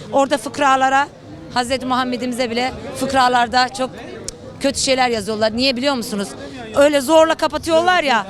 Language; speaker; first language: Turkish; non-native, fluent; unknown